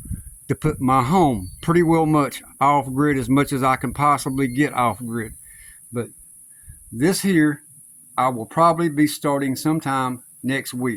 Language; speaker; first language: English; native; English